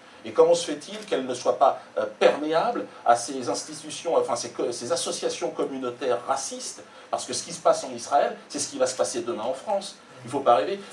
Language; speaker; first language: French; native; French